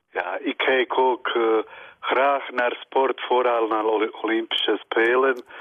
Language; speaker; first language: Dutch; non-native, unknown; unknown